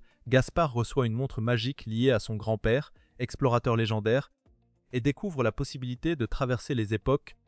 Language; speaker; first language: French; native; French